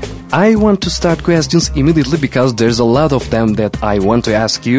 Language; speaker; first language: English; non-native, fluent; Turkish